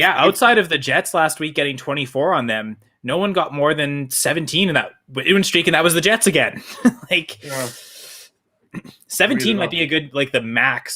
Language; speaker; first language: English; native; English